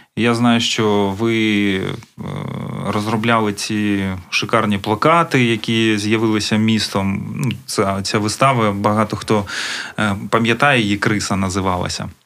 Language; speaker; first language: Ukrainian; native; Ukrainian